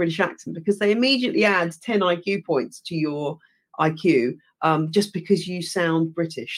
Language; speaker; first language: English; native; English